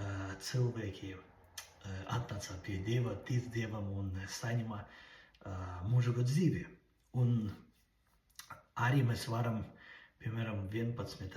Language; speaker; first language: Latvian; non-native, local second language; Russian